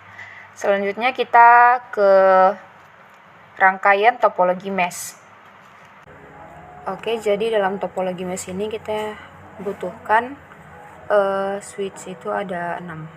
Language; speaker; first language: Indonesian; native; Indonesian